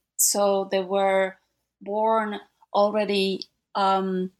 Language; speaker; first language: English; non-native, fluent; Polish